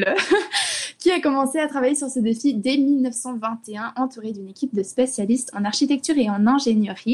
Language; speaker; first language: French; native; French